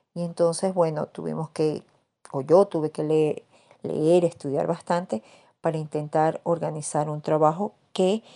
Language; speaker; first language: Spanish; native; Spanish